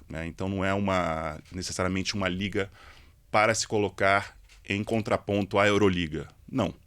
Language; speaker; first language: Portuguese; native; Portuguese